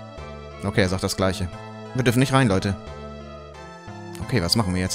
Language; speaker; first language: German; native; German